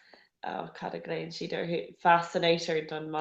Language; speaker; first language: Irish; non-native, local second language; English